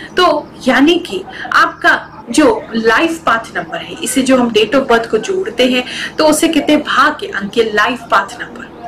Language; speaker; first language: Hindi; native; Hindi